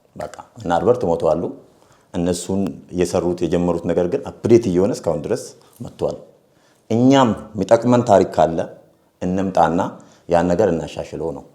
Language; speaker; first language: Amharic; non-native, local second language; Oromo